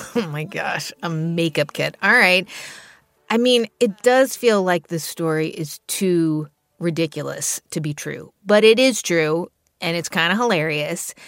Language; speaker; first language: English; native; English